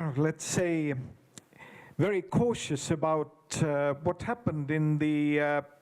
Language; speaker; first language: English; non-native, fluent; Estonian